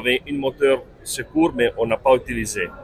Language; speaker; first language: French; non-native, learner; Italian